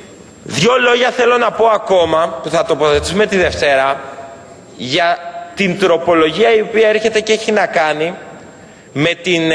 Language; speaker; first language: Greek; native; Greek